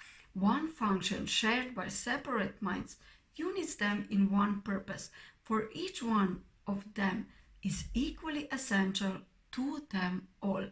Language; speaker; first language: English; non-native, fluent; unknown